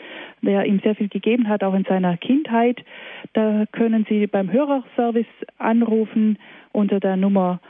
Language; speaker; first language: German; native; German